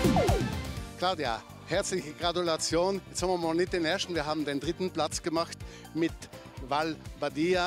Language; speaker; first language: German; native; German